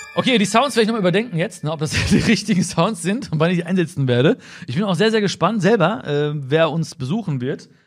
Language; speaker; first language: German; native; German